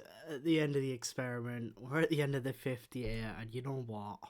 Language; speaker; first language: English; native; English